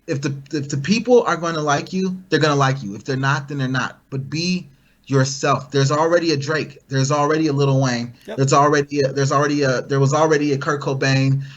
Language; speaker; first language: English; native; English